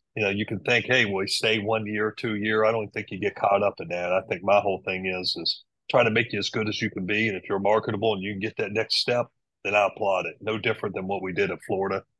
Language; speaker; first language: English; native; English